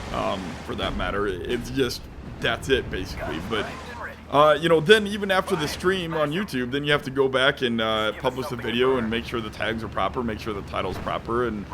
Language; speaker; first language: English; native; English